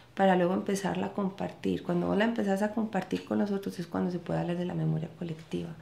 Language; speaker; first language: Spanish; native; Spanish